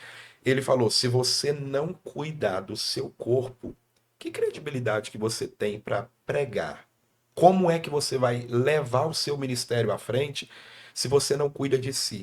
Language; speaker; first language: Portuguese; native; Portuguese